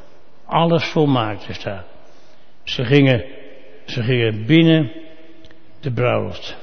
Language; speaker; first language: Dutch; native; Dutch